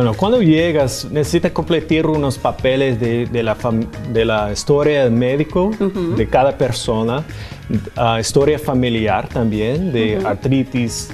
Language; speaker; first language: Spanish; non-native, fluent; English